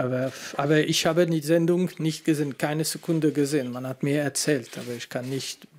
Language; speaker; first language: German; non-native, fluent; French